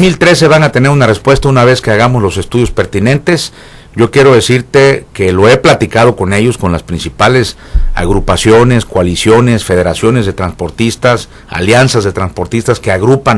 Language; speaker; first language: Spanish; native; Spanish